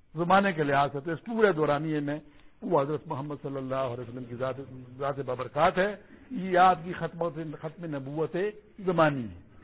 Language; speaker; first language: Urdu; non-native, local second language; Pashto